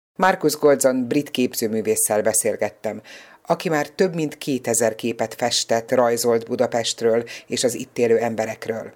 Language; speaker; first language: Hungarian; native; Hungarian